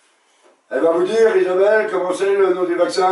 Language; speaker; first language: French; native; French